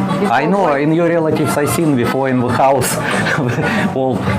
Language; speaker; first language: English; non-native, learner; Russian